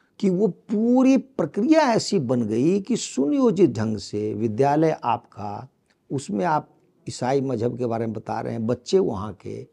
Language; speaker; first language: Hindi; native; Hindi